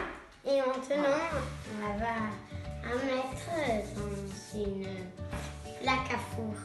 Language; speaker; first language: French; early bilingual, heritage; French